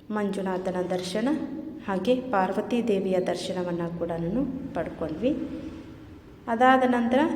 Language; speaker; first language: Kannada; native; Kannada